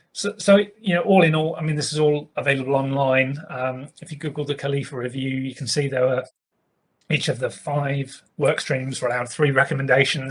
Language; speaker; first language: English; native; English